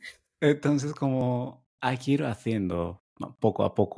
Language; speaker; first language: Spanish; non-native, fluent; Japanese